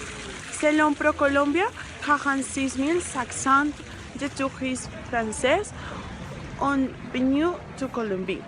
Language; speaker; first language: French; non-native, learner; Spanish